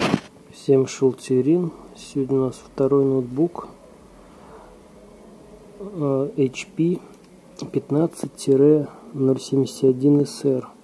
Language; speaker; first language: Russian; native; Russian